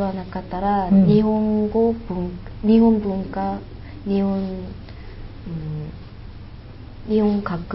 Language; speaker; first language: Japanese; non-native, fluent; Korean